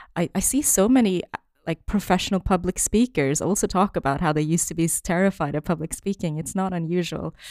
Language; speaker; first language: English; non-native, fluent; French